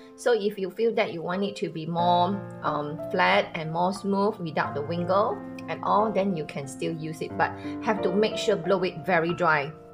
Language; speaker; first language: English; non-native, local second language; Chinese